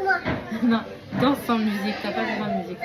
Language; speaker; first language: French; native; French